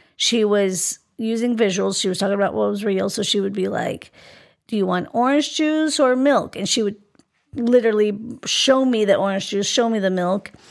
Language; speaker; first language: English; early bilingual, other home language; Spanish